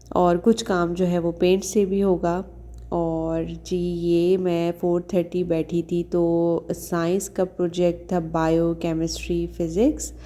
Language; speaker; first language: Urdu; native; Urdu